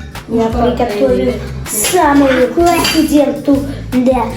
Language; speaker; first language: Russian; non-native, local second language; Kazakh